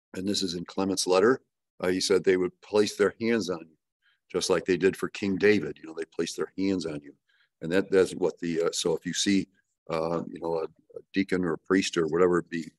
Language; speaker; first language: English; native; English